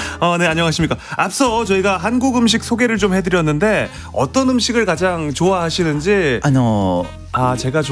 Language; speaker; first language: Korean; native; Korean